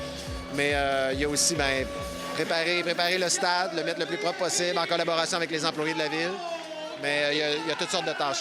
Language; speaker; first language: French; native; French